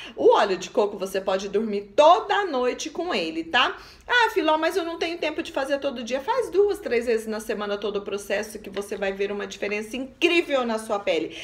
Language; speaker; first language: Portuguese; native; Portuguese